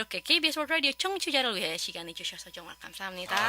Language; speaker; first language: Korean; non-native, fluent; Indonesian